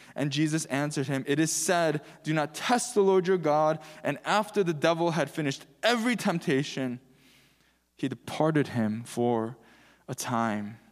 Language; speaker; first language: English; early bilingual, other home language; Korean